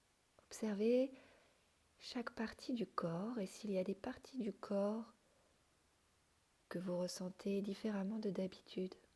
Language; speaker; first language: French; native; French